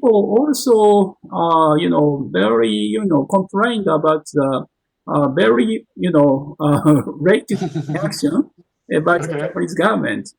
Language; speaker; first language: English; non-native, learner; Japanese